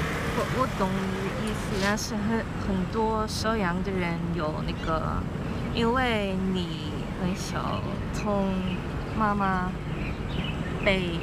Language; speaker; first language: Chinese; non-native, learner; Dutch